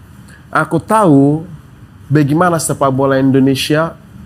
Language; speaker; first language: Indonesian; non-native, fluent; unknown